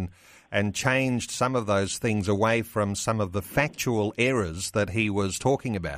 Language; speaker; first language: English; native; English